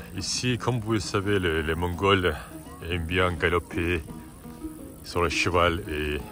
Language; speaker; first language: French; non-native, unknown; Mongolian